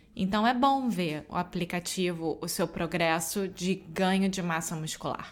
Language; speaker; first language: Portuguese; native; Portuguese